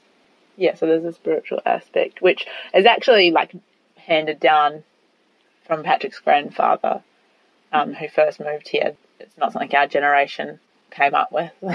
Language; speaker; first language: English; native; English